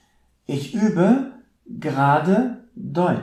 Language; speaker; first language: German; non-native, fluent; English